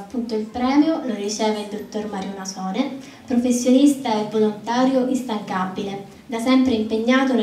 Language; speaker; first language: Italian; native; Italian